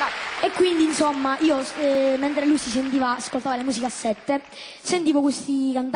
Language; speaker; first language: Italian; native; Italian